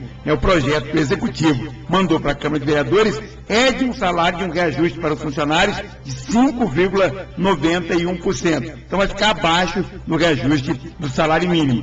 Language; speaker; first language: Portuguese; native; Portuguese